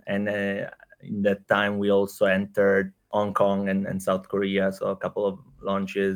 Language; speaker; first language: English; non-native, fluent; Italian